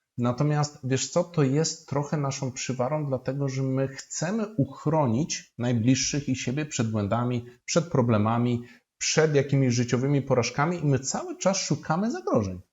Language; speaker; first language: Polish; native; Polish